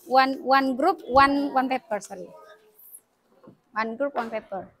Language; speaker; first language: English; non-native, learner; Indonesian